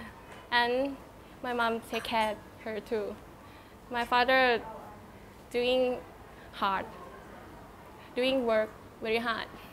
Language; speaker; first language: English; non-native, learner; Thai